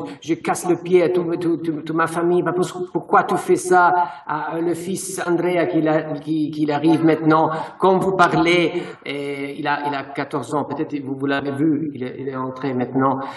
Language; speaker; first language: French; non-native, fluent; Italian